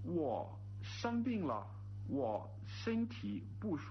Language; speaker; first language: Chinese; non-native, learner; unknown